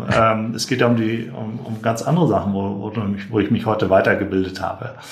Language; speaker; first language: German; native; German